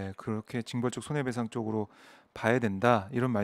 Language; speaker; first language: Korean; native; Korean